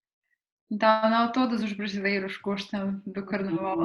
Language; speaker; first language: Portuguese; non-native, fluent; Russian